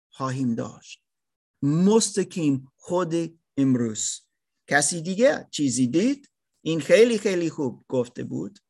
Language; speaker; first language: Persian; non-native, learner; German